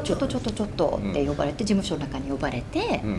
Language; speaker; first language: Japanese; native; Japanese